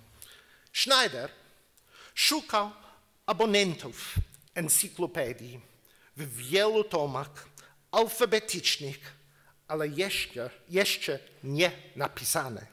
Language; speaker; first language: Polish; non-native, learner; English